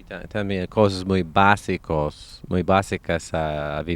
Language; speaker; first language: Spanish; non-native, fluent; English